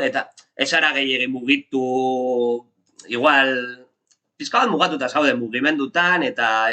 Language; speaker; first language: Basque; non-native, local second language; Spanish